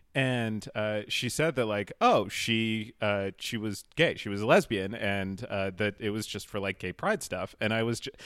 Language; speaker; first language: English; native; English